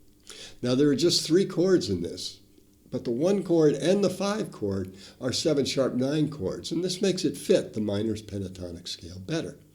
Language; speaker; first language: English; native; English